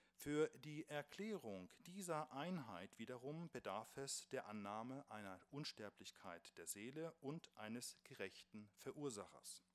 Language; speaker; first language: German; native; German